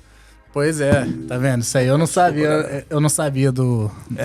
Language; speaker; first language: Portuguese; native; Portuguese